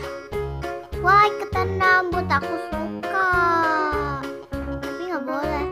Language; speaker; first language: Indonesian; early bilingual, other home language; Korean